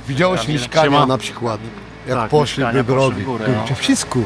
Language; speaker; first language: Polish; non-native, learner; Arabic